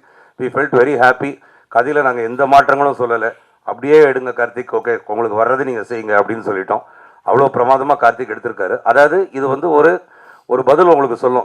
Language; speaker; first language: Tamil; native; Tamil